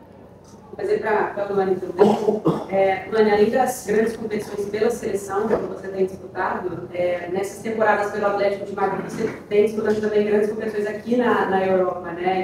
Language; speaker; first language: Portuguese; native; Portuguese